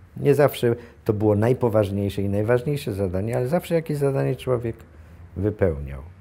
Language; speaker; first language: Polish; native; Polish